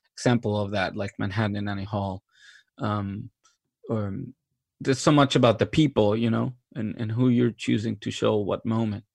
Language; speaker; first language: English; non-native, fluent; Spanish